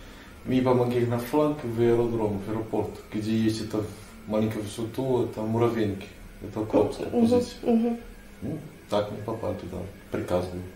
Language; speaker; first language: Russian; non-native, learner; Portuguese